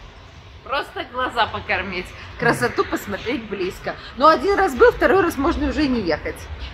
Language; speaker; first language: Russian; native; Russian